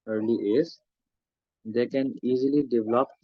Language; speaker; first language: English; non-native, local second language; Nepali